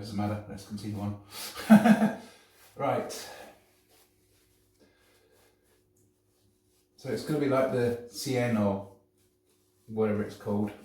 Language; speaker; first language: English; native; English